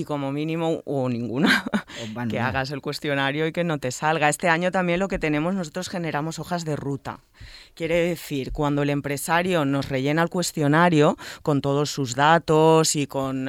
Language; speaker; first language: Spanish; native; Spanish